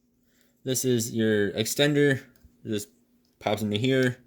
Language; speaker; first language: English; native; English